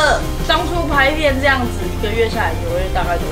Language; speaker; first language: Chinese; native; Chinese